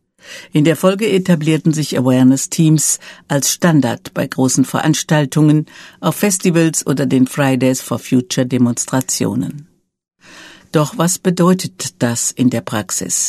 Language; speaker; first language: German; native; German